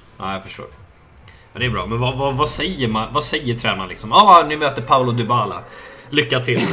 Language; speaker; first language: Swedish; native; Swedish